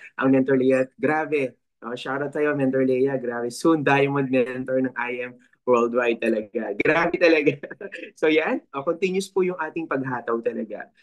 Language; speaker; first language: Filipino; native; Filipino